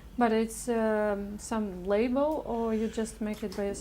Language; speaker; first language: English; non-native, learner; Russian